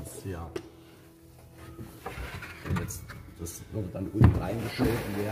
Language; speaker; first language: German; native; German